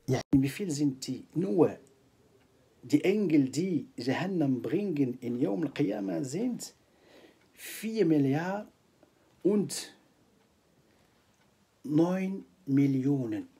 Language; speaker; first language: German; non-native, fluent; Arabic